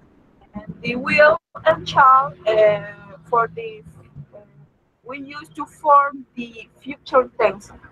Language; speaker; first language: English; non-native, learner; Spanish